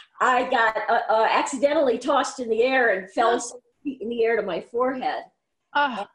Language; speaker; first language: English; native; English